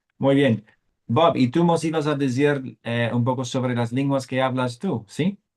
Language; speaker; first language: Spanish; non-native, fluent; English